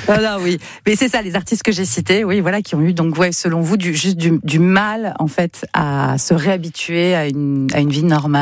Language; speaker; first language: French; native; French